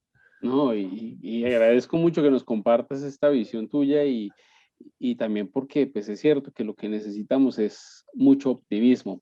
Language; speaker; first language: Spanish; native; Spanish